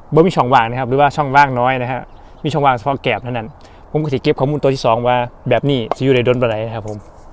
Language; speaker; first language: Thai; non-native, local second language; Lao